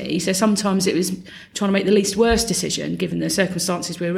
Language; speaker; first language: English; native; English